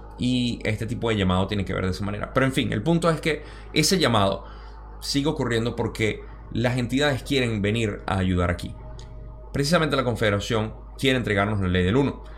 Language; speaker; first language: Spanish; early bilingual, heritage; Spanish